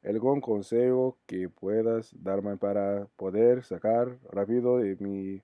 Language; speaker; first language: Spanish; non-native, learner; English